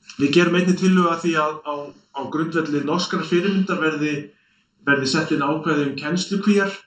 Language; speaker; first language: Icelandic; native; Icelandic